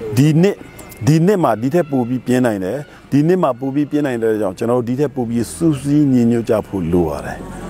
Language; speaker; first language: Burmese; non-native, local second language; Shwe Palaung